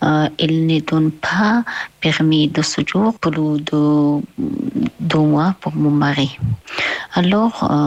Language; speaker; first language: French; non-native, learner; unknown